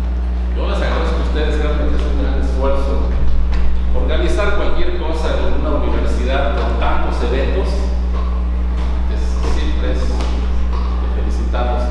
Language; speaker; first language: Spanish; native; Spanish